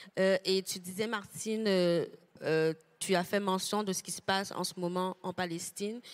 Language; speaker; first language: French; native; French